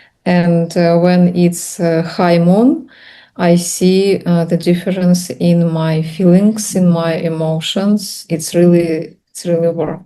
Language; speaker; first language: English; non-native, learner; Russian